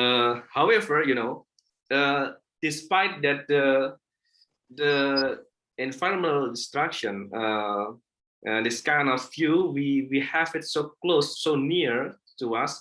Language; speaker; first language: English; non-native, fluent; Indonesian